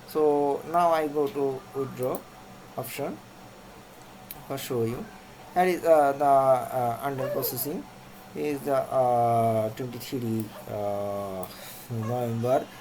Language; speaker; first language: English; non-native, local second language; Bangla